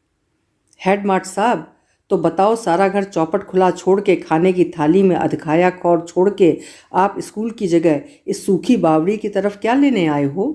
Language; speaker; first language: Hindi; native; Hindi